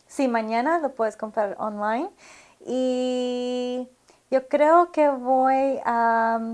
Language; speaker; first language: Spanish; early bilingual, other home language; English